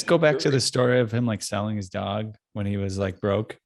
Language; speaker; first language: English; native; English